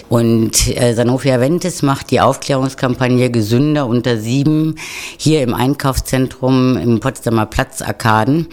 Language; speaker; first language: German; native; German